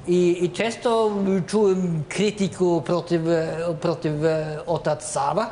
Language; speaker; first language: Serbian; non-native, learner; Norwegian